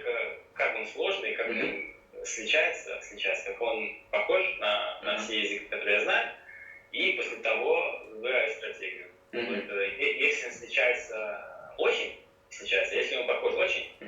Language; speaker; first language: Russian; non-native, fluent; Slovak